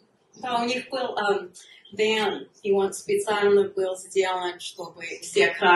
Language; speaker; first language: Russian; early bilingual, heritage; Russian